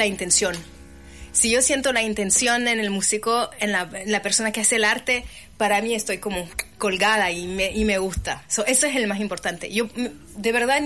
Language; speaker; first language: Spanish; non-native, fluent; French